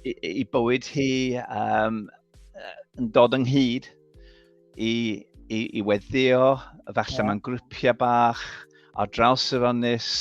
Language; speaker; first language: Welsh; non-native, fluent; English